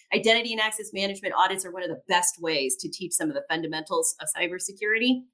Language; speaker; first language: English; native; English